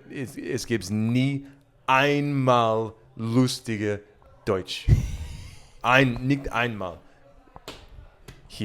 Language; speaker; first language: German; non-native, learner; English